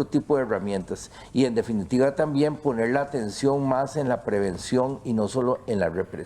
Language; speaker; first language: Spanish; native; Spanish